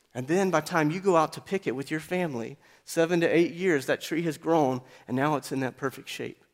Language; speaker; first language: English; native; English